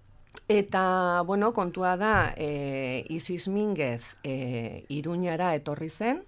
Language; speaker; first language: Basque; non-native, local second language; Spanish